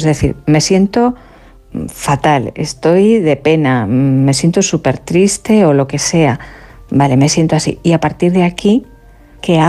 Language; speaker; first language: Spanish; native; Spanish